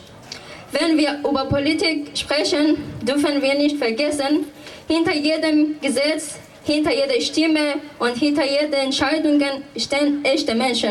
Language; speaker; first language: German; non-native, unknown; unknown